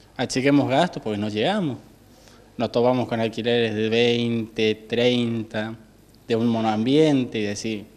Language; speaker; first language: Spanish; native; Spanish